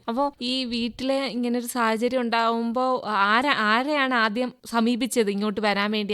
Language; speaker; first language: Malayalam; native; Malayalam